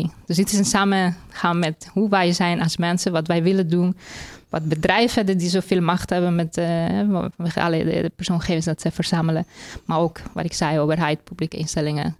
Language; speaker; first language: Dutch; non-native, fluent; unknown